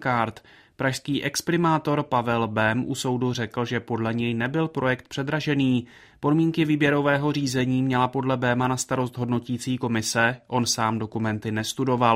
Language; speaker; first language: Czech; native; Czech